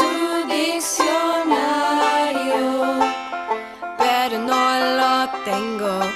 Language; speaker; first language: Spanish; non-native, learner; English